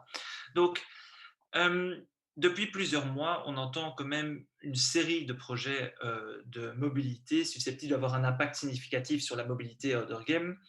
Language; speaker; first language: French; native; French